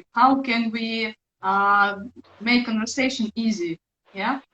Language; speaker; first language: English; non-native, learner; Russian